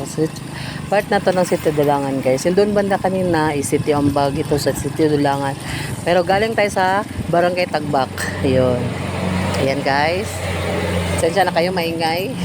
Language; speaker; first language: Filipino; native; Filipino